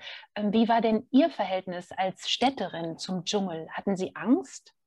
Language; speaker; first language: German; native; German